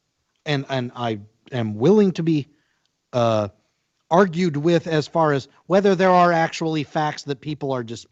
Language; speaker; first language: English; native; English